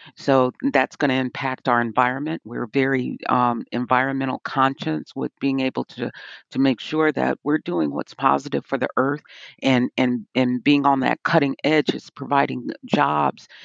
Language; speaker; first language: English; native; English